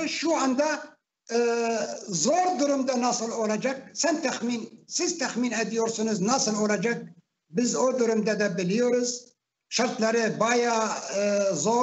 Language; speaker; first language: Turkish; non-native, fluent; Arabic